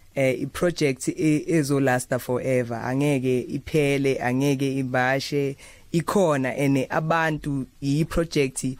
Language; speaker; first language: Zulu; native; Zulu